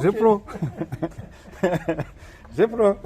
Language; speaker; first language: French; non-native, learner; Russian